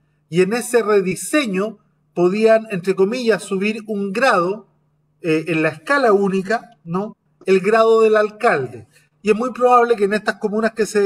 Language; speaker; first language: Spanish; native; Spanish